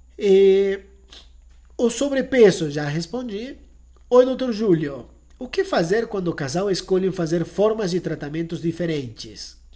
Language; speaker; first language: Portuguese; non-native, fluent; Spanish